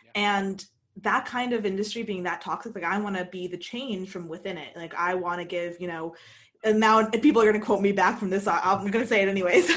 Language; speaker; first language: English; native; English